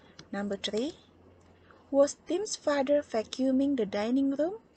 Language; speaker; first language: English; non-native, fluent; Indonesian